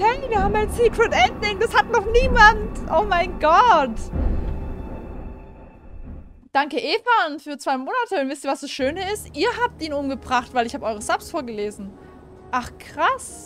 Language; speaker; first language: German; native; German